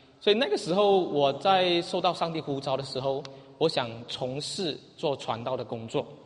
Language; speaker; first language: Chinese; native; Chinese